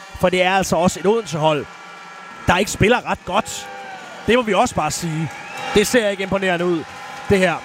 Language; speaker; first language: Danish; native; Danish